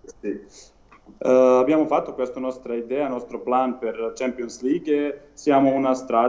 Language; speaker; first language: Italian; non-native, learner; Serbian